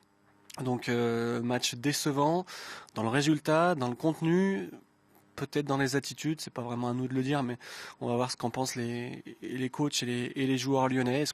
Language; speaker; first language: French; native; French